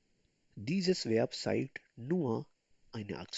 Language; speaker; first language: German; non-native, fluent; Urdu